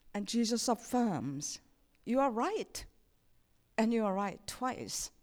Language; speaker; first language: English; non-native, fluent; Korean